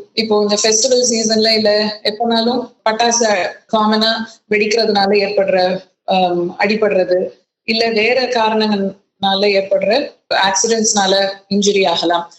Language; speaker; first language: Tamil; native; Tamil